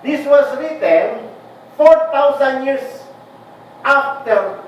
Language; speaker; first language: English; non-native, local second language; Filipino